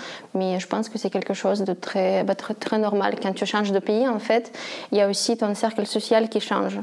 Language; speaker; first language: French; non-native, fluent; Russian